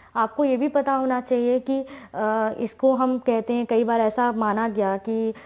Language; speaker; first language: Hindi; native; Hindi